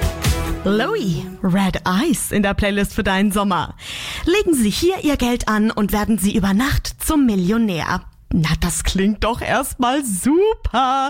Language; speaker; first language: German; native; German